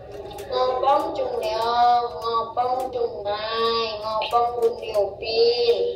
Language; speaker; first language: Cantonese; non-native, learner; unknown